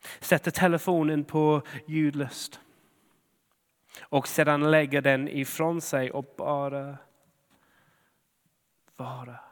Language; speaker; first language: Swedish; non-native, fluent; English